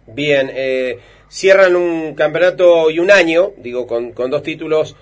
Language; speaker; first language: Spanish; native; Spanish